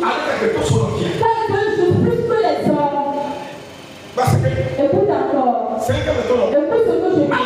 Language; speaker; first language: French; native; French